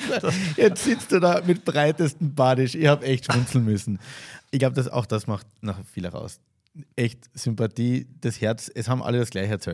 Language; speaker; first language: German; native; German